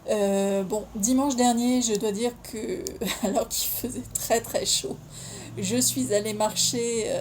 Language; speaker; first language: French; native; French